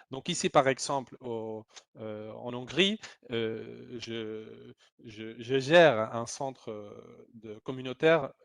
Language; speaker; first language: French; non-native, fluent; Spanish